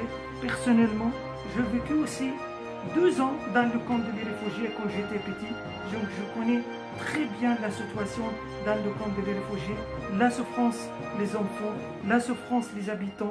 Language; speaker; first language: French; non-native, fluent; Arabic